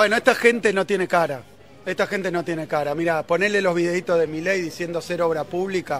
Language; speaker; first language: Spanish; native; Spanish